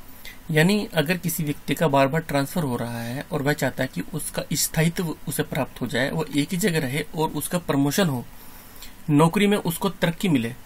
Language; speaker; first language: Hindi; native; Hindi